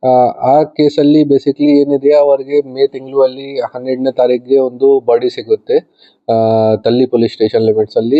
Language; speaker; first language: Kannada; non-native, fluent; Hindi